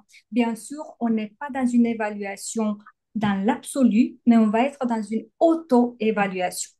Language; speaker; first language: French; native; French